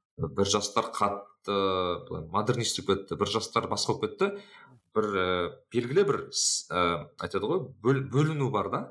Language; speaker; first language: Kazakh; native; Kazakh